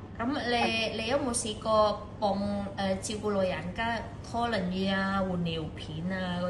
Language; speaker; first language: Cantonese; native; Cantonese